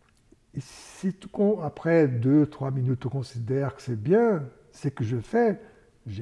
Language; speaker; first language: French; non-native, fluent; Portuguese